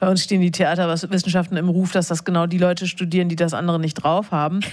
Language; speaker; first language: German; native; German